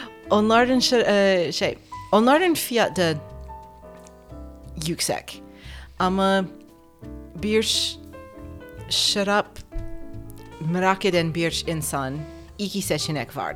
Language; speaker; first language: Turkish; non-native, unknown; English